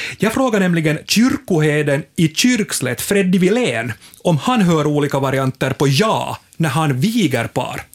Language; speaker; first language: Swedish; native; Swedish